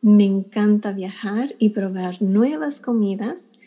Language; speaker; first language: Spanish; early bilingual, heritage; Spanish